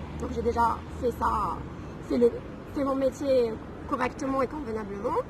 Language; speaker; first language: French; non-native, local second language; Arabic